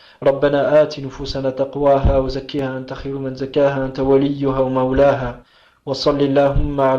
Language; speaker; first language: Arabic; non-native, fluent; French